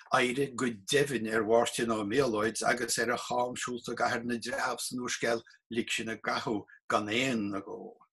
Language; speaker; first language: Irish; native; Irish